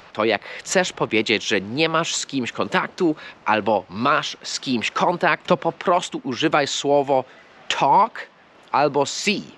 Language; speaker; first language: Polish; non-native, fluent; English